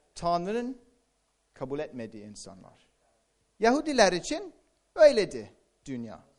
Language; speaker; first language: Turkish; non-native, fluent; English